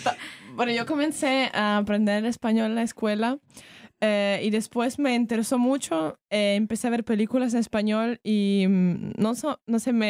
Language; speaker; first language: Spanish; non-native, fluent; Ukrainian